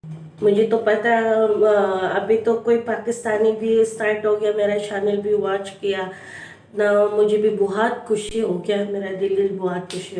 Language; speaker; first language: Hindi; non-native, learner; Filipino